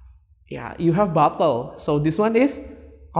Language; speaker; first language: English; non-native, fluent; Indonesian